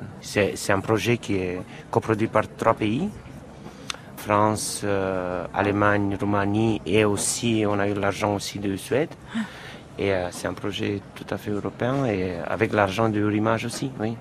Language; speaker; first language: French; non-native, fluent; Romanian